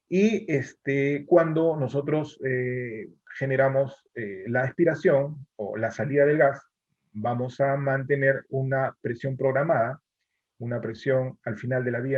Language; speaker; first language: Spanish; native; Spanish